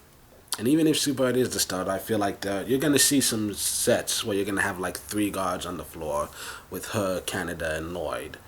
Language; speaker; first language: English; native; English